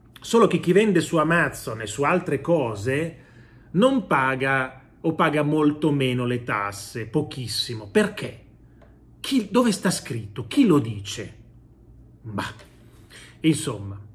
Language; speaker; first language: Italian; native; Italian